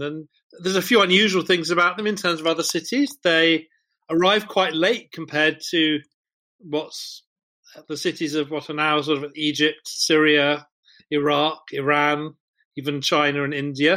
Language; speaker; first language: English; native; English